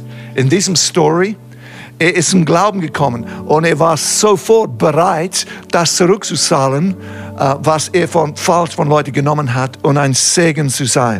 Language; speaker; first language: German; non-native, fluent; English